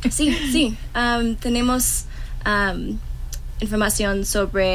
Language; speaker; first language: Spanish; non-native, learner; English